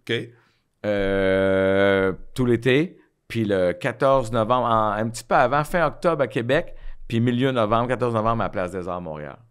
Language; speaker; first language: French; native; French